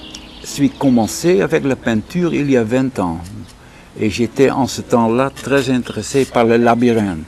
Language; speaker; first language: French; non-native, fluent; Dutch